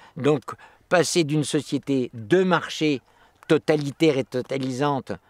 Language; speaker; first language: French; native; French